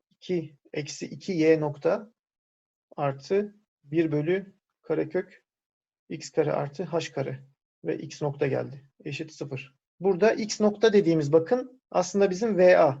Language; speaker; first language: Turkish; native; Turkish